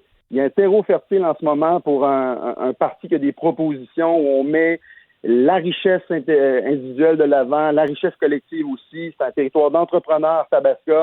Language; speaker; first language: French; native; French